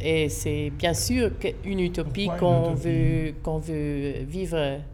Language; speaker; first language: French; non-native, local second language; German